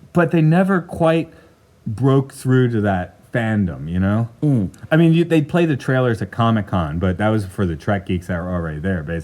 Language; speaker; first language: English; native; English